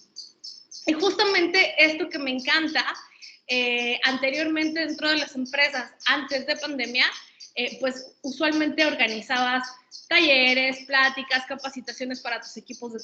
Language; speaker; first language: Spanish; native; Spanish